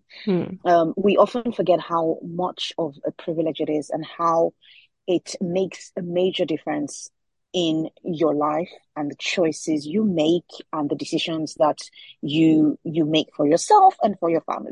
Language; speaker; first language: English; non-native, local second language; Yoruba